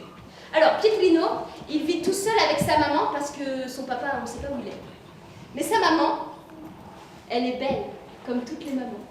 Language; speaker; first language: French; native; French